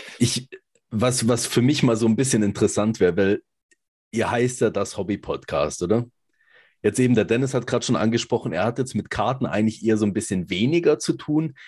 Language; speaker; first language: German; native; German